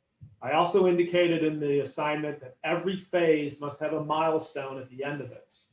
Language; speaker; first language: English; native; English